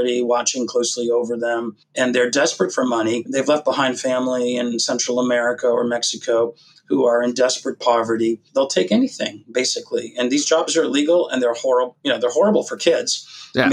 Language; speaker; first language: English; native; English